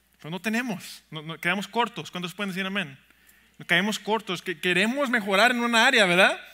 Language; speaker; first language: Spanish; early bilingual, heritage; Spanish